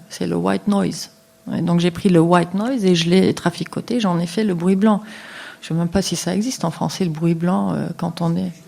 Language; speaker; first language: French; non-native, local second language; Luxembourgish